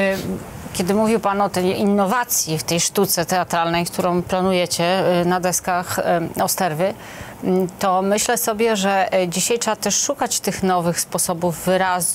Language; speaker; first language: Polish; native; Polish